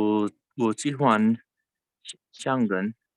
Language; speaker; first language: Chinese; non-native, learner; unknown